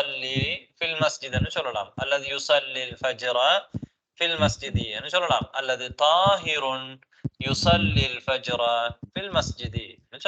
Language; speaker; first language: Arabic; non-native, fluent; Tamil